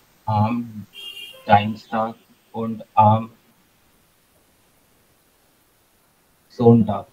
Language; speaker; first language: German; non-native, learner; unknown